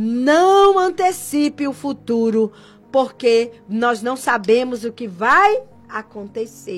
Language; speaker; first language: Portuguese; native; Portuguese